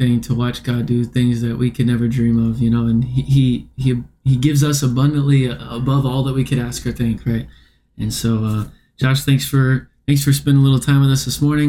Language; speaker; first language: English; native; English